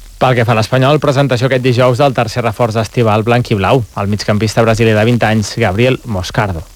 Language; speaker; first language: Catalan; native; Catalan